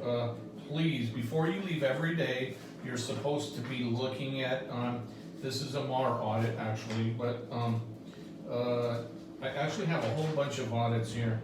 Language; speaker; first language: English; native; English